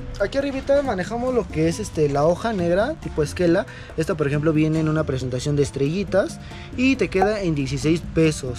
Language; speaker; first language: Spanish; native; Spanish